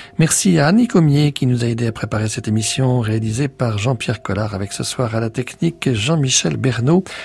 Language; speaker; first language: French; native; French